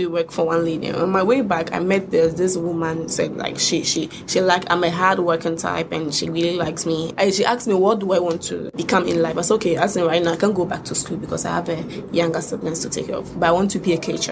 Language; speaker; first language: English; non-native, local second language; Akan